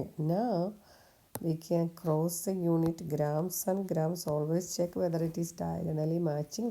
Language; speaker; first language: English; non-native, local second language; Malayalam